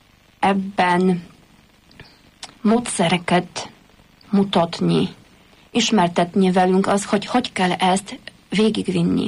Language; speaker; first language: Hungarian; non-native, fluent; Polish